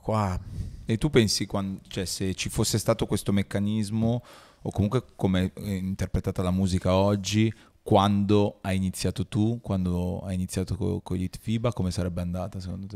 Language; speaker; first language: Italian; native; Italian